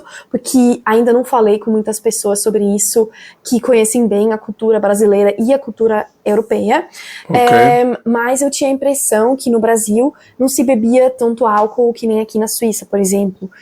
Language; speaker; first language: Portuguese; non-native, fluent; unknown